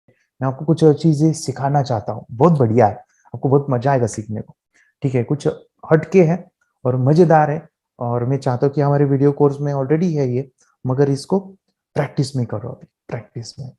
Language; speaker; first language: Hindi; native; Hindi